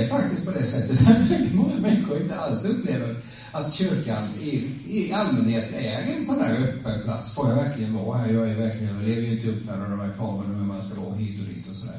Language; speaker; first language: Swedish; native; Swedish